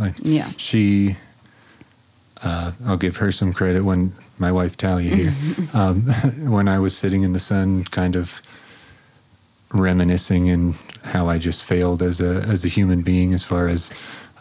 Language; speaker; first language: English; native; English